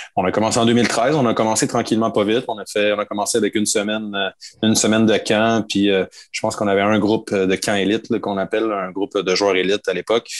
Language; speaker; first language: French; native; French